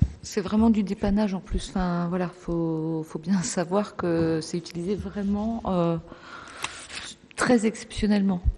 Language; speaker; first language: French; native; French